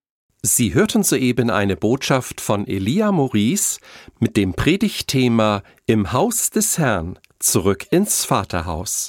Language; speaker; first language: German; native; German